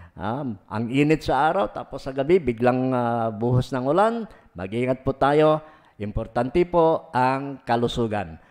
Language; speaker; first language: Filipino; non-native, local second language; Pangasinan